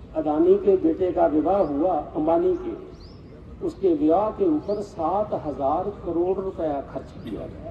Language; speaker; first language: Hindi; non-native, local second language; Punjabi